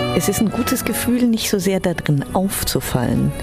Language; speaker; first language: German; early bilingual, heritage; German